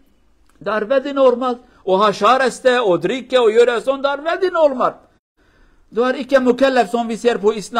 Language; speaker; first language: Swedish; non-native, learner; Kurdish